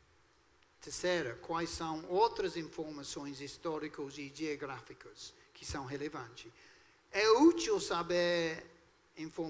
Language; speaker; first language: Portuguese; non-native, fluent; English